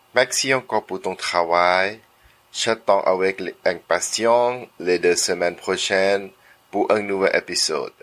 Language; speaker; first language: French; non-native, fluent; Thai